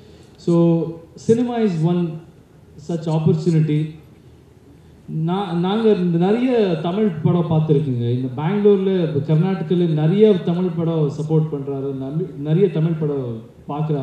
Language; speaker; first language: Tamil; non-native, learner; Kannada